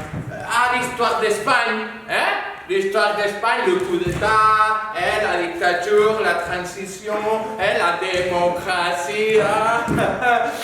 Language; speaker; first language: French; non-native, learner; Spanish